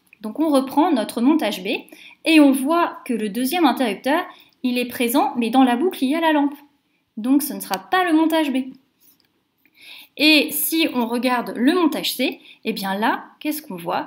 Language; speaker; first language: French; native; French